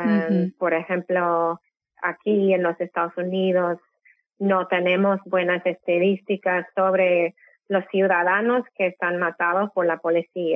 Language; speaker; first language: Spanish; non-native, fluent; English